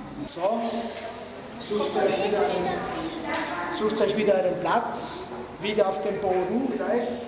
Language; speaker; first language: German; native; German